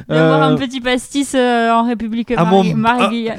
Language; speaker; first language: French; native; French